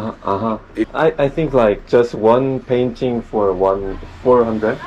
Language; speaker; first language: English; non-native, learner; Korean